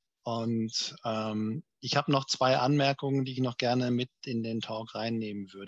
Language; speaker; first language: German; native; German